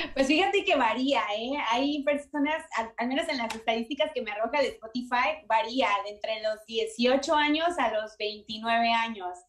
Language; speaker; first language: Spanish; native; Spanish